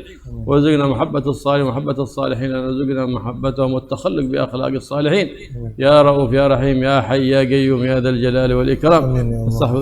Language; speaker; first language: Arabic; native; Arabic